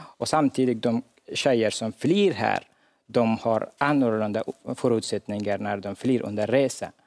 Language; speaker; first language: Swedish; non-native, fluent; Hazaragi